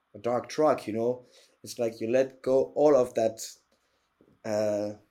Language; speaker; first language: English; non-native, fluent; French